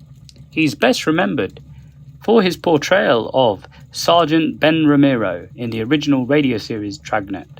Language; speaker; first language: English; native; English